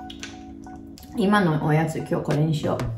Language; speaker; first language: Japanese; early bilingual, heritage; Japanese